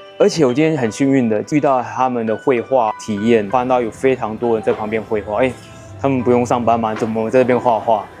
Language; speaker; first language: Chinese; native; Chinese